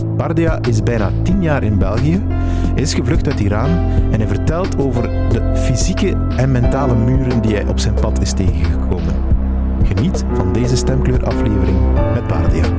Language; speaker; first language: Dutch; native; Dutch